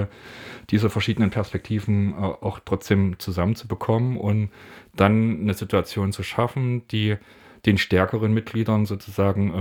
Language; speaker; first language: German; native; German